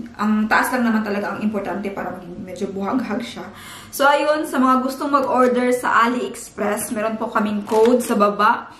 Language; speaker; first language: Filipino; non-native, local second language; Cebuano